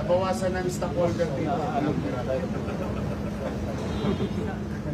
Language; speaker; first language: Filipino; native; Filipino